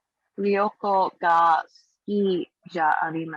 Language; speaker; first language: Japanese; non-native, learner; English